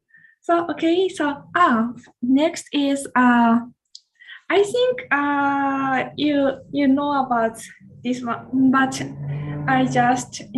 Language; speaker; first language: English; non-native, learner; Japanese